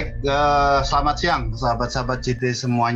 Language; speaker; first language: Indonesian; native; Indonesian